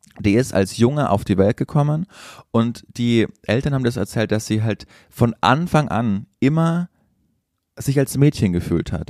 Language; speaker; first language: German; native; German